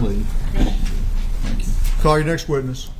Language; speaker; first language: English; native; English